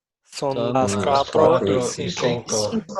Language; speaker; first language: Spanish; non-native, learner; English